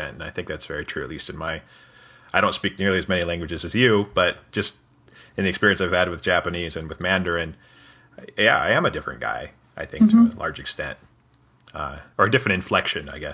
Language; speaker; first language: English; native; English